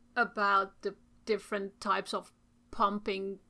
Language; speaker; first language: English; non-native, fluent; Czech